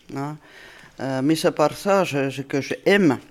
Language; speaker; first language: French; non-native, fluent; Finnish